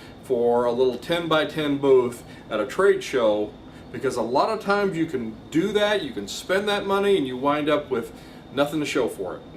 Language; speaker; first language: English; native; English